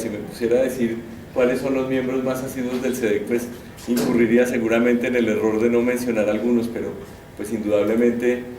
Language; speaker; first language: Spanish; native; Spanish